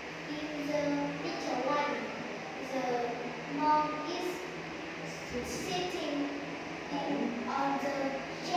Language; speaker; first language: English; non-native, learner; Vietnamese